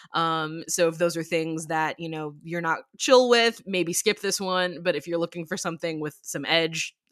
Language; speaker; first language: English; native; English